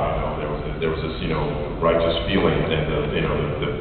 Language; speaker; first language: English; native; English